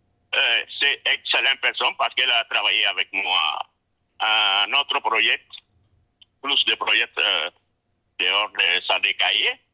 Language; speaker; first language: French; non-native, learner; Spanish